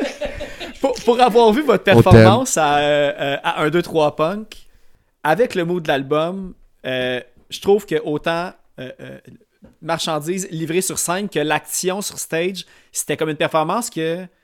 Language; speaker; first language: French; native; French